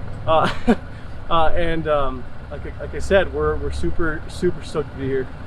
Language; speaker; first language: English; native; English